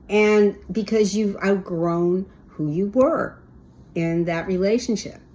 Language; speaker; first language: English; native; English